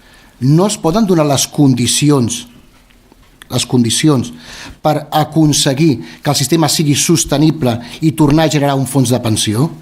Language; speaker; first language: Catalan; native; Catalan